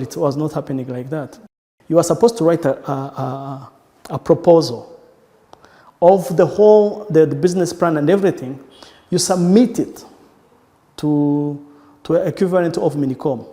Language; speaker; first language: English; non-native, local second language; Kinyarwanda